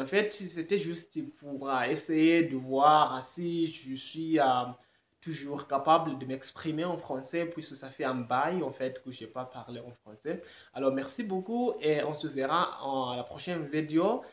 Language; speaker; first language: French; non-native, fluent; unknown